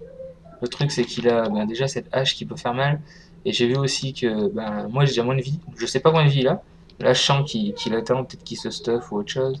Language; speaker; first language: French; native; French